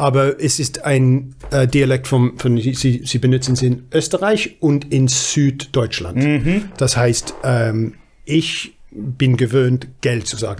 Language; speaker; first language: German; non-native, learner; English